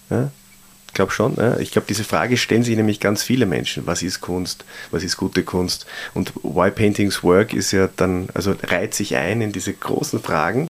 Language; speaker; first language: German; native; German